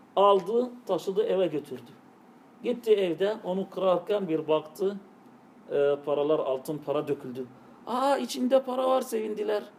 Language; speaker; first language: Turkish; non-native, fluent; Arabic